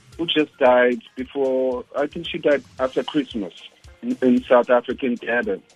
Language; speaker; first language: English; non-native, local second language; Zulu